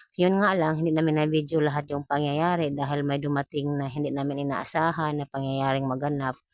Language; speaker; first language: Filipino; non-native, local second language; Cebuano